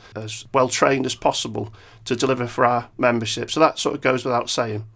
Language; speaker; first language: English; native; English